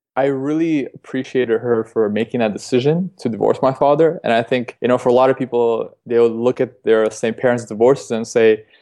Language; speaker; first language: English; early bilingual, other home language; Russian